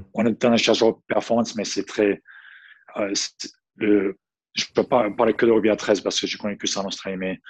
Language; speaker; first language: French; non-native, fluent; English